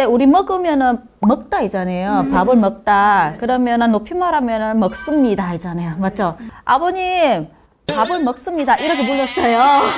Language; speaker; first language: Korean; non-native, learner; Vietnamese